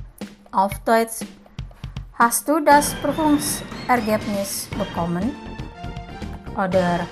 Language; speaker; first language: German; non-native, fluent; Indonesian